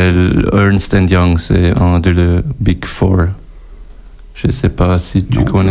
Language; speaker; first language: French; non-native, local second language; German